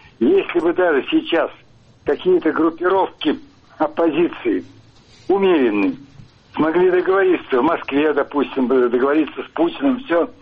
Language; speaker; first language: Russian; native; Russian